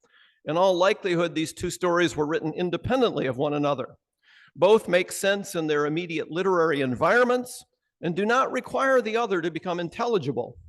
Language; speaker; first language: English; native; English